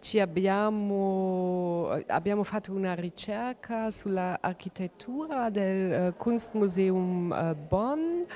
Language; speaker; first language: Italian; non-native, learner; German